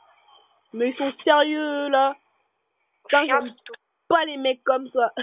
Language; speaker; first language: French; native; French